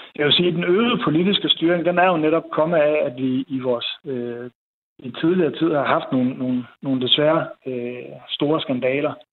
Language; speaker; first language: Danish; native; Danish